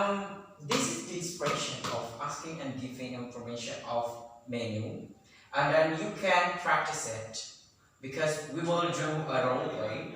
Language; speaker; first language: English; non-native, learner; Indonesian